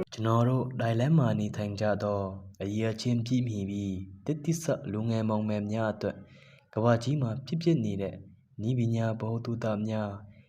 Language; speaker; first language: Burmese; non-native, local second language; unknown